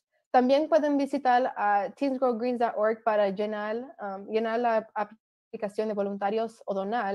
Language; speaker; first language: Spanish; early bilingual, other home language; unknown